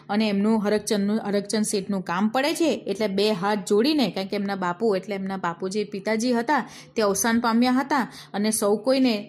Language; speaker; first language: Gujarati; native; Gujarati